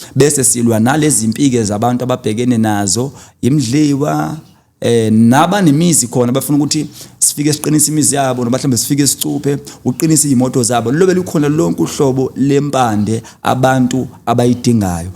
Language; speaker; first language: Zulu; native; Zulu